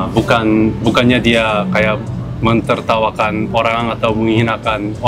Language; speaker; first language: Indonesian; non-native, fluent; Korean